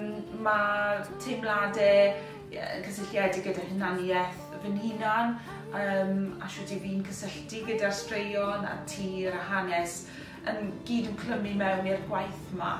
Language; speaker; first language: Welsh; native; Welsh